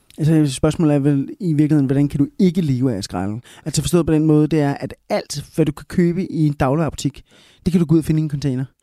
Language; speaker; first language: Danish; early bilingual, other home language; Spanish